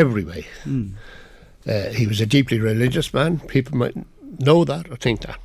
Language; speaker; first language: English; native; English